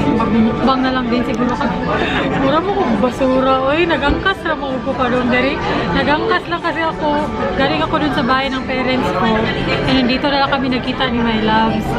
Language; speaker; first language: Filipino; non-native, local second language; Cebuano